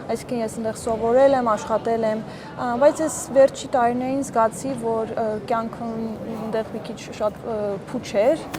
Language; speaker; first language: Armenian; early bilingual, heritage; Armenian